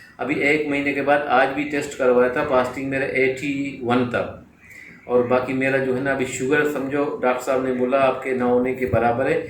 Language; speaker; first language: Urdu; non-native, local second language; Baluchi